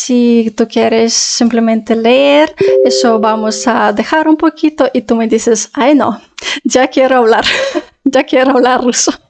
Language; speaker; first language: Spanish; non-native, fluent; Russian